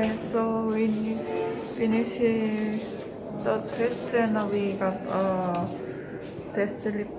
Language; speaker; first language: English; non-native, learner; Korean